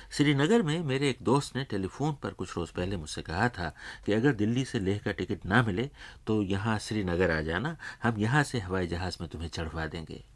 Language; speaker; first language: Urdu; native; Urdu